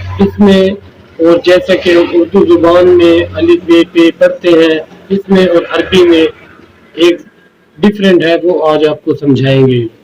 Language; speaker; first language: Urdu; native; Urdu